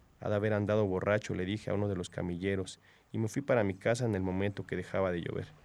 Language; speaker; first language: Spanish; native; Spanish